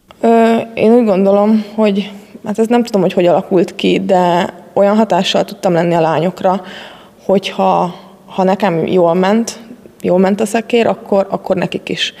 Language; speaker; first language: Hungarian; native; Hungarian